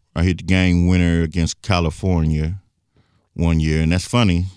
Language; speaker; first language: English; native; English